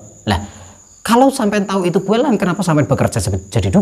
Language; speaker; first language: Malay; non-native, local second language; Javanese